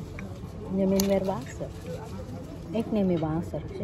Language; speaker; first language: German; non-native, learner; Filipino